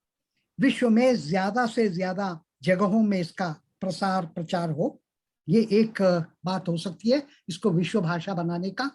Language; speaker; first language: Hindi; native; Hindi